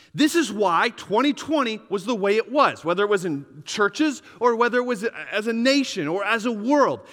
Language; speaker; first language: English; native; English